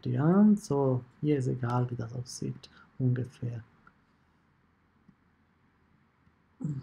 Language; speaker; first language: German; non-native, fluent; Italian